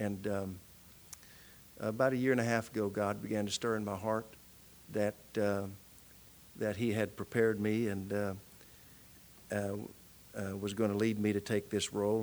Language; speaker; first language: English; native; English